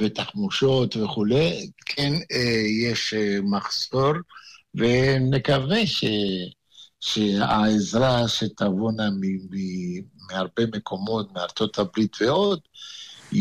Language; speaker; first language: Hebrew; non-native, fluent; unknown